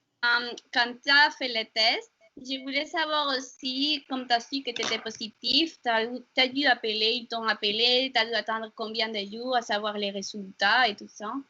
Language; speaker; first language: French; non-native, learner; Spanish